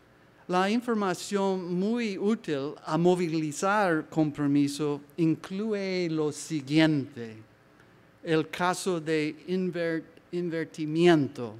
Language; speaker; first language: Spanish; non-native, learner; English